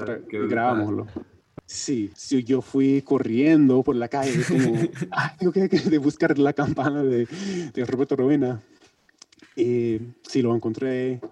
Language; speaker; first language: Spanish; non-native, learner; English